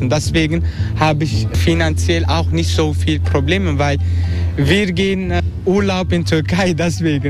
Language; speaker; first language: German; non-native, learner; Turkish